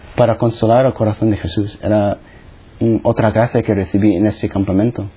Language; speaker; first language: Spanish; non-native, fluent; Filipino